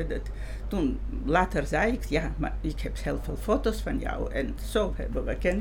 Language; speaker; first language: Dutch; non-native, fluent; Georgian